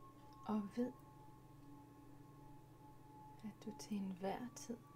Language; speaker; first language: Danish; native; Danish